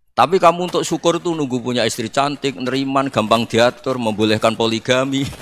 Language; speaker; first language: Indonesian; non-native, local second language; Javanese